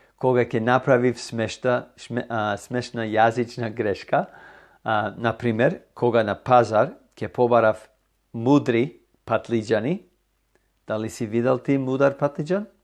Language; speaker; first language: Macedonian; non-native, fluent; English